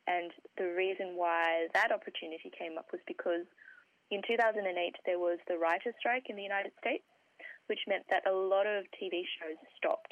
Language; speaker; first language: English; native; English